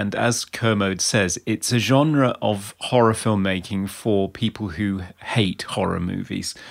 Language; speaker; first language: English; native; English